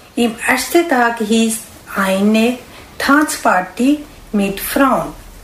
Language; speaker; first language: German; non-native, learner; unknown